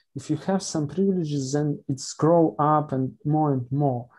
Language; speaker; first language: English; non-native, learner; Ukrainian